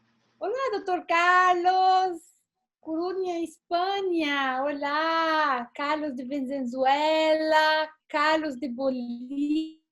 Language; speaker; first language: Portuguese; non-native, learner; Spanish